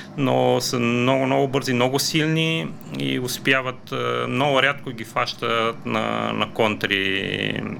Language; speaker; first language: Bulgarian; non-native, fluent; Romanian